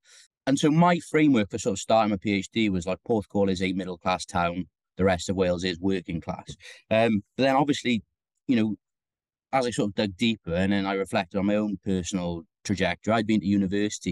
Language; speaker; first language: English; native; English